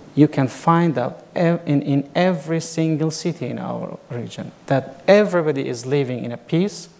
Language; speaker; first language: English; non-native, fluent; Kurdish